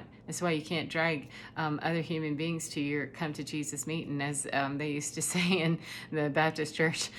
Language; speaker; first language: English; native; English